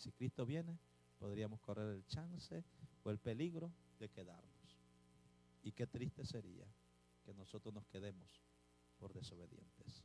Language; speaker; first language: Spanish; native; Spanish